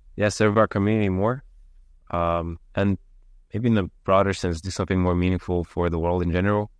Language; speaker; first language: English; early bilingual, heritage; Lithuanian